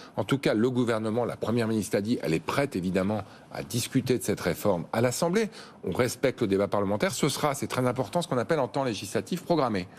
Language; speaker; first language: French; native; French